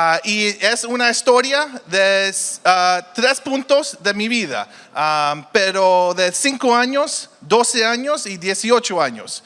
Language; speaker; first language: Spanish; early bilingual, heritage; Spanish